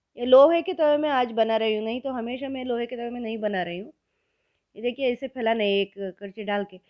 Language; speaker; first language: Hindi; non-native, local second language; Kannada